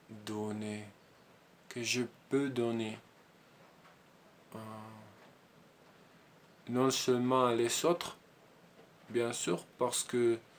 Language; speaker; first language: French; non-native, learner; Spanish